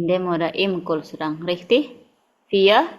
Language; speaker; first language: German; non-native, fluent; Indonesian